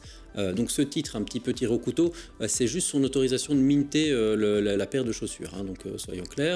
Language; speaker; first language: French; native; French